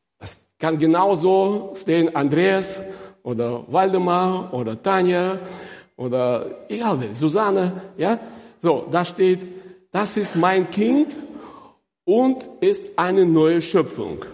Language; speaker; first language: German; non-native, fluent; Russian